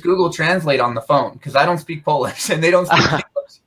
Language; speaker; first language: English; native; English